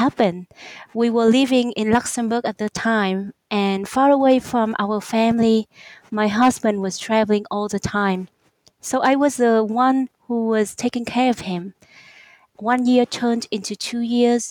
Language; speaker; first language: English; non-native, fluent; Vietnamese